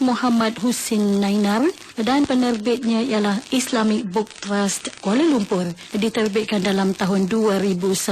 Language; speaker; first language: Malay; native; Malay